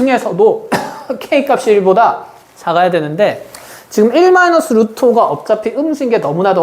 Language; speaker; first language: Korean; native; Korean